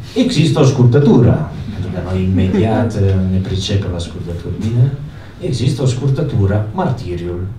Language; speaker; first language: Romanian; non-native, fluent; Italian